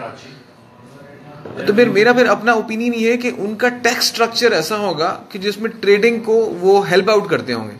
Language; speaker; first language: Urdu; native; Urdu